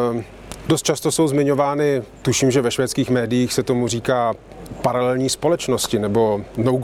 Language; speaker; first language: Czech; native; Czech